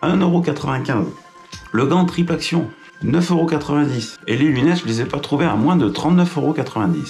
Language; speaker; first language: French; native; French